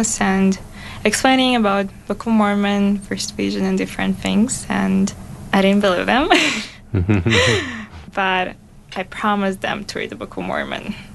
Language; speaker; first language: English; non-native, fluent; Russian